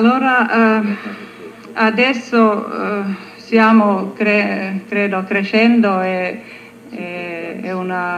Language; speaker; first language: Italian; non-native, learner; Finnish